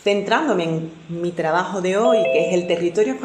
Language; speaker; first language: Spanish; native; Spanish